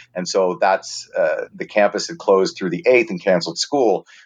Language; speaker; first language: English; native; English